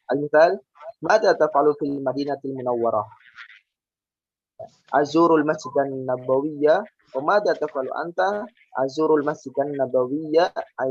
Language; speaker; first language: Arabic; non-native, fluent; Indonesian